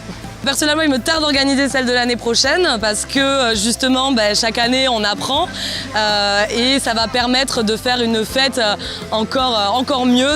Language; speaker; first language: French; native; French